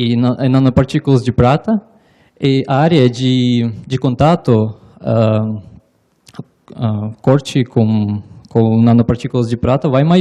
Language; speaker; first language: Portuguese; non-native, learner; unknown